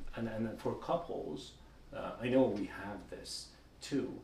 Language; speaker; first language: English; non-native, fluent; Persian